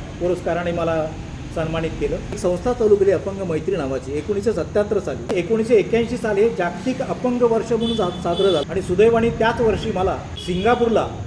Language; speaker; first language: Marathi; native; Marathi